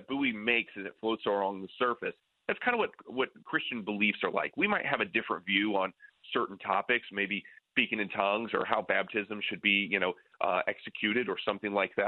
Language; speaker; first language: English; native; English